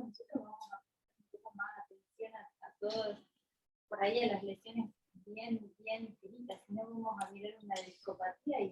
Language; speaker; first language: Spanish; native; Spanish